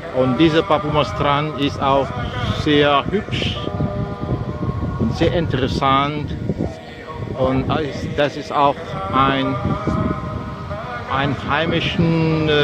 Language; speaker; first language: German; non-native, learner; Indonesian